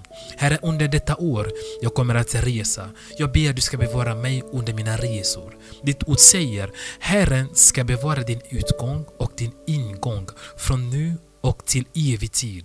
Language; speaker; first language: Swedish; non-native, fluent; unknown